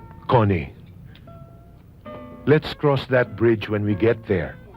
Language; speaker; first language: English; non-native, local second language; Filipino